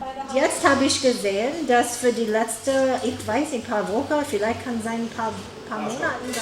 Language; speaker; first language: German; non-native, fluent; English